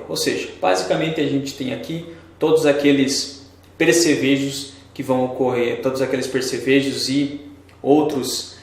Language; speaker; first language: Portuguese; native; Portuguese